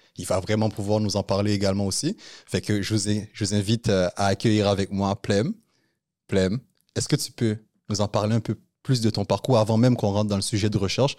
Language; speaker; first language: French; native; French